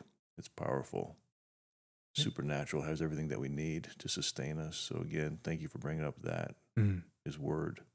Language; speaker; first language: English; native; English